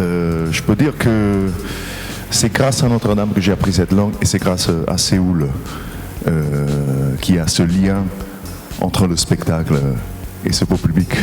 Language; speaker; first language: French; non-native, fluent; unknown